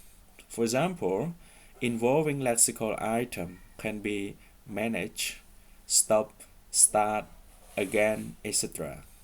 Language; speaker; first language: English; non-native, fluent; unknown